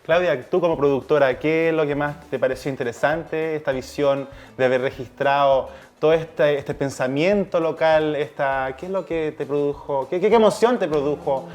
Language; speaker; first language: Spanish; native; Spanish